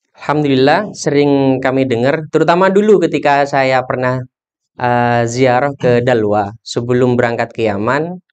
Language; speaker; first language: Indonesian; non-native, local second language; Madurese